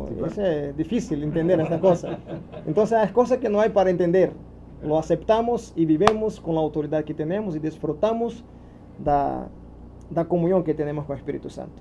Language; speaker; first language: Spanish; non-native, learner; Portuguese